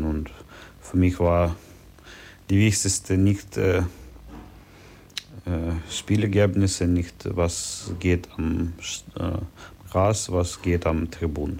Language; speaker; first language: German; non-native, learner; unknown